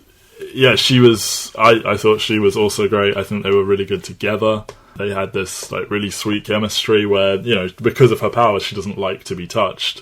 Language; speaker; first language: English; native; English